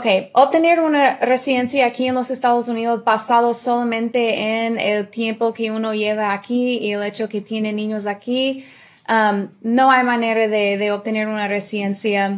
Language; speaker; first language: Spanish; early bilingual, other home language; English